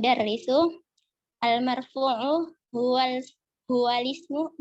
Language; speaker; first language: Arabic; non-native, learner; Indonesian